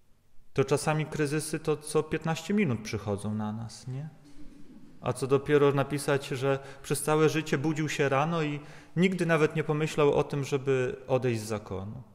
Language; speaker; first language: Polish; native; Polish